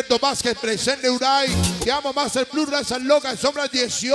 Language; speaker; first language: Spanish; native; Spanish